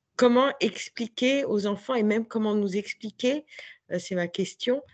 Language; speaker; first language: French; native; French